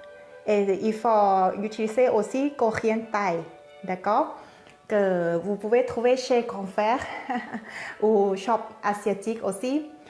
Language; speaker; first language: French; non-native, learner; Thai